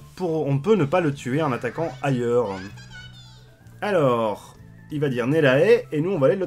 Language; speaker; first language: French; native; French